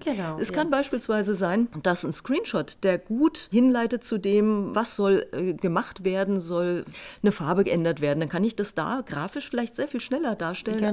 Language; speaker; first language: German; native; German